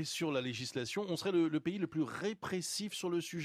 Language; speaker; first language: French; native; French